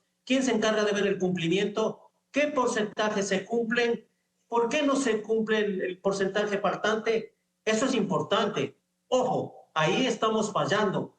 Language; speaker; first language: Spanish; native; Spanish